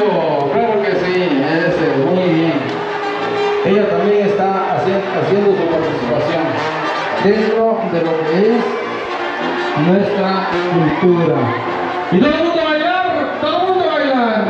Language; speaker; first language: Spanish; native; Spanish